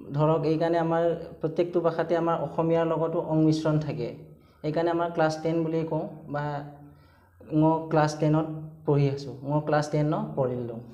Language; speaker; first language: Assamese; non-native, local second language; Mising